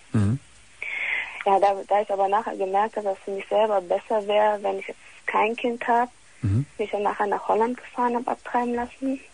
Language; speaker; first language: German; early bilingual, other home language; Italian